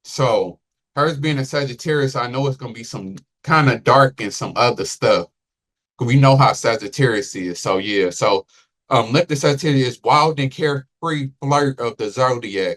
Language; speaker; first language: English; native; English